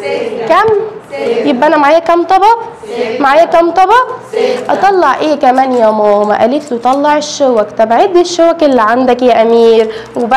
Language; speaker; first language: Arabic; native; Arabic